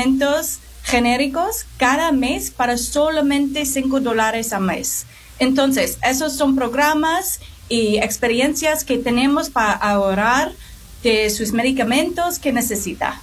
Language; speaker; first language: Spanish; non-native, fluent; English